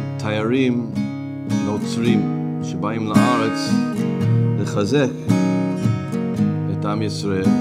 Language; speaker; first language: Hebrew; non-native, fluent; English